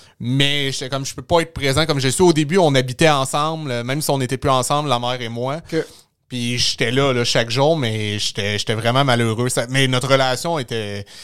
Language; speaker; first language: French; native; French